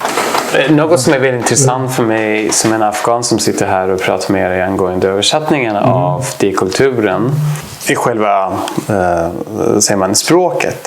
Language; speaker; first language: Swedish; non-native, fluent; Persian